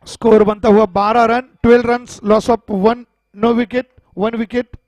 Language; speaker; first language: Hindi; non-native, local second language; Marathi